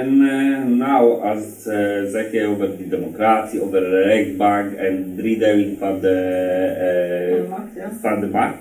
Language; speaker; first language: Dutch; non-native, learner; Polish